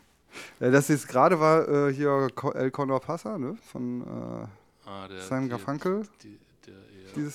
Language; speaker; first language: German; native; German